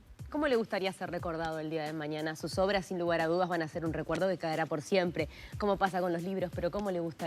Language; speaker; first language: Spanish; native; Spanish